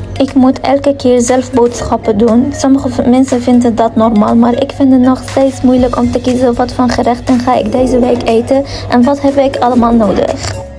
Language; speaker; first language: Dutch; non-native, learner; Kurdish